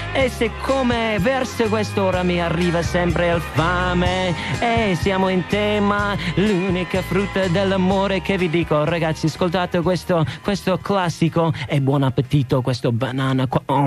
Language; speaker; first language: Italian; non-native, fluent; English